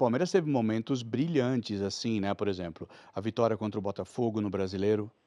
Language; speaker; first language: Portuguese; native; Portuguese